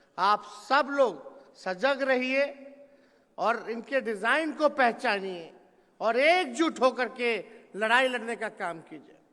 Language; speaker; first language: Hindi; native; Hindi